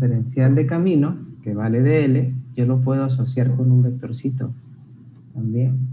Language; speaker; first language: Spanish; native; Spanish